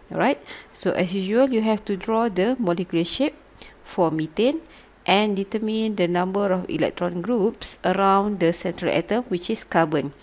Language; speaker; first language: English; non-native, local second language; Malay